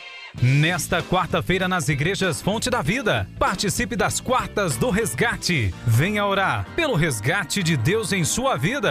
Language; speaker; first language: Portuguese; native; Portuguese